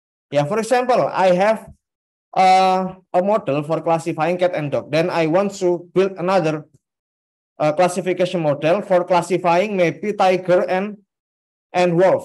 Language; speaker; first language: English; non-native, fluent; Indonesian